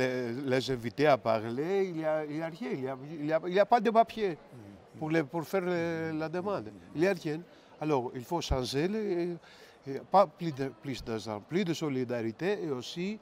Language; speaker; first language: French; non-native, fluent; Greek